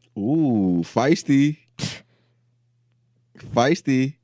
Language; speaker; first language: English; native; English